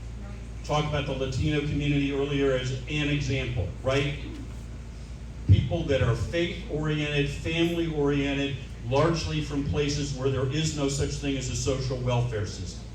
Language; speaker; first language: English; native; English